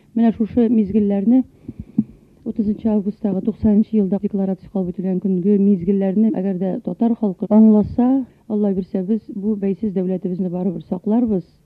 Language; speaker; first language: Tatar; native; Tatar